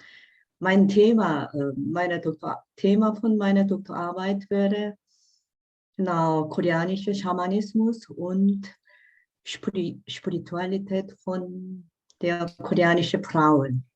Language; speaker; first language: German; non-native, fluent; Korean